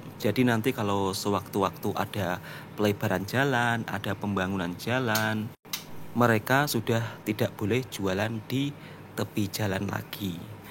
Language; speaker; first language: Indonesian; native; Indonesian